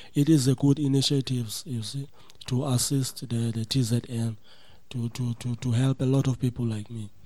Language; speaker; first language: English; non-native, local second language; Xhosa